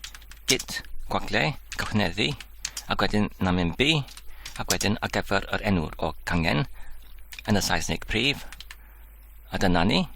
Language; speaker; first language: Welsh; non-native, learner; Polish